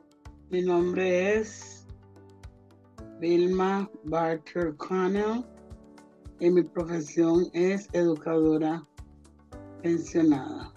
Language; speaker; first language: Spanish; non-native, local second language; Jamaican Creole English